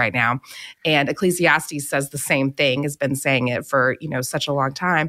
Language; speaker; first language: English; native; English